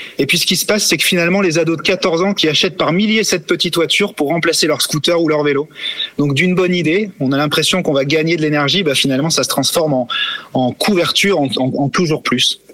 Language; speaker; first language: French; native; French